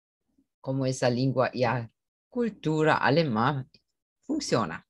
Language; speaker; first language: Portuguese; non-native, fluent; German